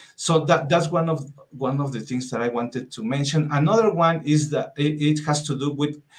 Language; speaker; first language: English; non-native, fluent; Spanish